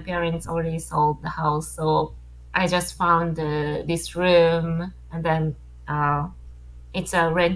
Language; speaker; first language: English; non-native, learner; Japanese